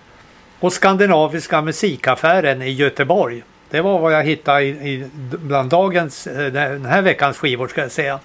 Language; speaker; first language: Swedish; native; Swedish